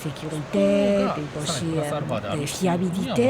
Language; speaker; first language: French; non-native, fluent; Japanese